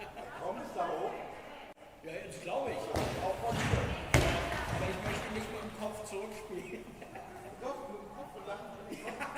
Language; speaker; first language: German; native; German